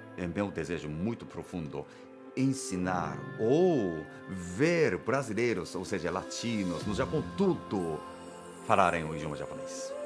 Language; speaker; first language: Portuguese; non-native, fluent; Japanese